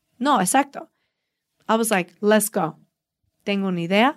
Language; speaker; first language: English; early bilingual, other home language; Spanish